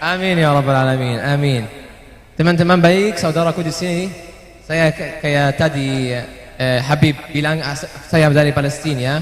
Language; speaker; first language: Indonesian; non-native, fluent; Arabic